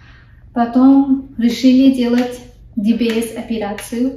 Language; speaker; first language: Russian; non-native, local second language; Tajik